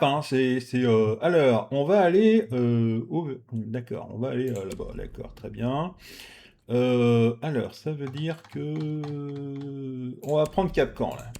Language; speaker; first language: French; native; French